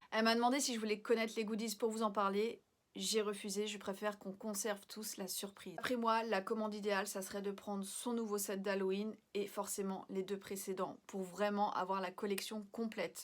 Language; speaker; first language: French; native; French